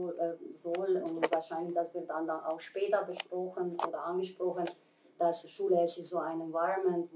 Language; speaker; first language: German; non-native, fluent; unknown